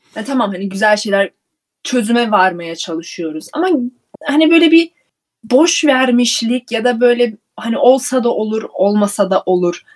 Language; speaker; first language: Turkish; early bilingual, heritage; Turkish